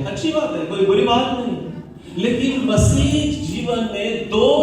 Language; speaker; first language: Hindi; non-native, local second language; Marathi